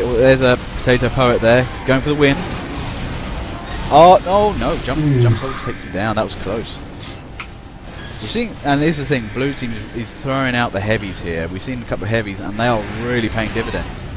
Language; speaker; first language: English; native; English